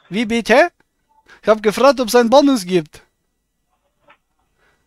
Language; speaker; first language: German; native; German